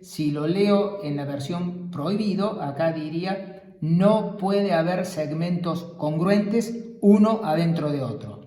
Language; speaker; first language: Spanish; native; Spanish